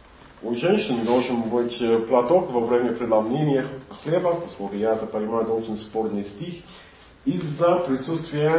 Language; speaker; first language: Russian; non-native, fluent; English